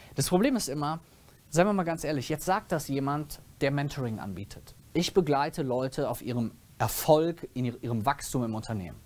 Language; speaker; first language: German; native; German